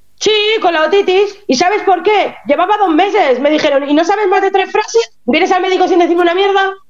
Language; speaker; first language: Spanish; native; Spanish